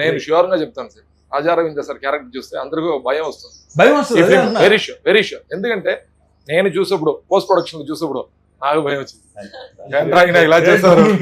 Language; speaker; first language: Telugu; non-native, learner; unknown